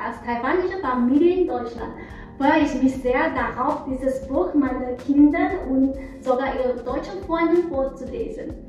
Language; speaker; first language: German; non-native, learner; Chinese